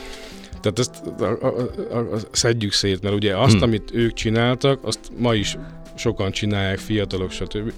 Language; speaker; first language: Hungarian; native; Hungarian